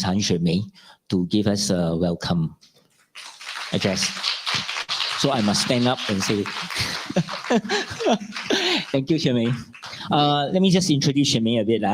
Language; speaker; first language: English; non-native, local second language; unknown